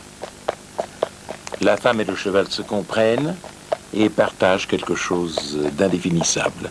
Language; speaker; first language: French; early bilingual, other home language; Russian